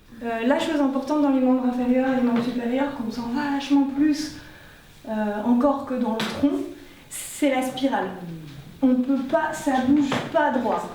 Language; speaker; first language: French; native; French